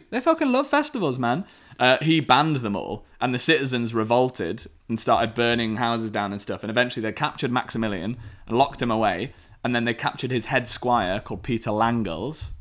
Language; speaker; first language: English; native; English